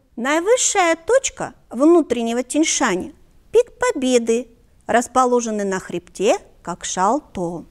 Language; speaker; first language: Russian; non-native, local second language; Kyrgyz